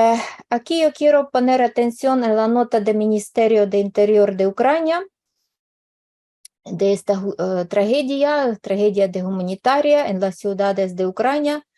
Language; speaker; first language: Spanish; non-native, fluent; Ukrainian